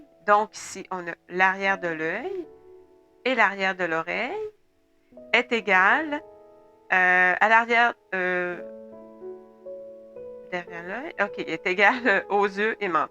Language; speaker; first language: French; native; French